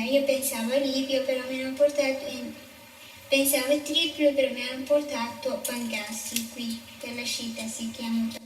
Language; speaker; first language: Italian; non-native, learner; Somali